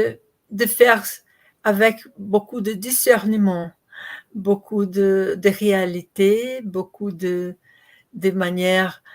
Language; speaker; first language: French; non-native, learner; Portuguese